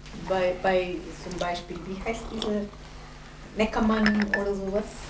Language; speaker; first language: German; non-native, fluent; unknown